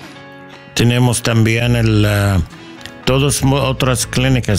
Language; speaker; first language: Spanish; non-native, learner; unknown